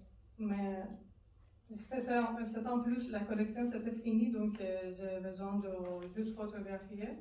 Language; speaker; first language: French; non-native, learner; Persian